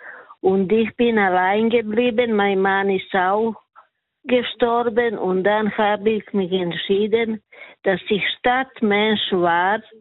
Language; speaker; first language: German; non-native, fluent; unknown